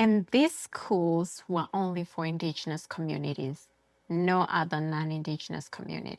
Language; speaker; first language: English; native; English